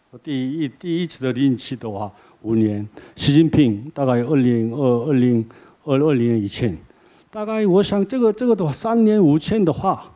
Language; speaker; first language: Chinese; non-native, learner; Korean